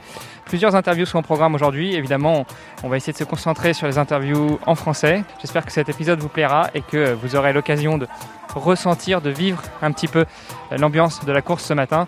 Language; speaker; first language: French; native; French